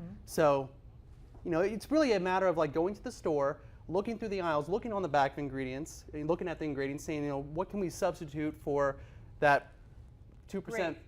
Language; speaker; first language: English; native; English